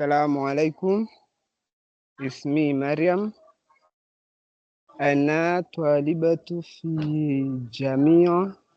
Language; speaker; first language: Arabic; non-native, learner; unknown